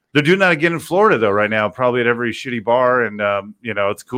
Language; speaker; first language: English; native; English